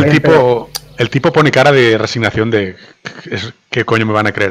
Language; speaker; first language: Spanish; native; Spanish